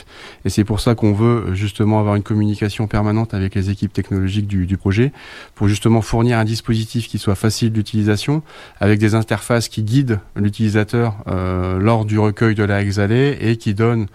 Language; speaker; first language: French; native; French